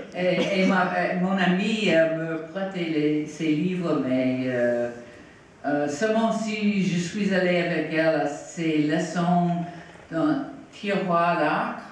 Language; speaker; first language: French; non-native, fluent; English